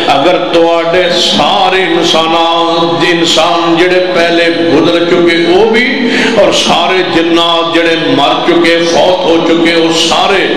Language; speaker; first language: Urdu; non-native, local second language; Punjabi